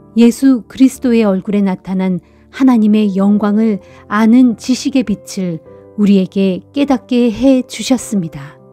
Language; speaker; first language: Korean; native; Korean